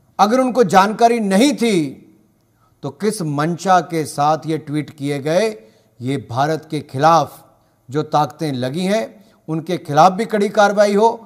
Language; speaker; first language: Hindi; native; Hindi